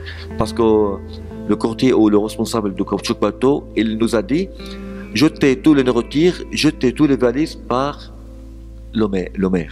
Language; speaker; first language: French; non-native, learner; Arabic